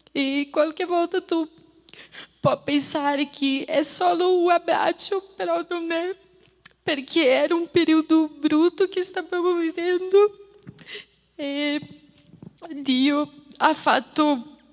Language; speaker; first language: Italian; non-native, fluent; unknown